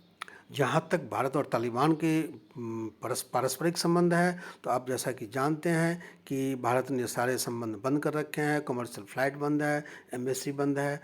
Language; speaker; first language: Hindi; native; Hindi